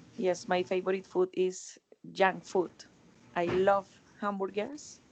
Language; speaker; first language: English; non-native, learner; Spanish